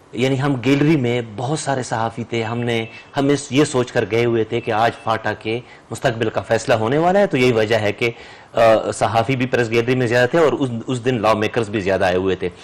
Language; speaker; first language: Urdu; non-native, local second language; Pashto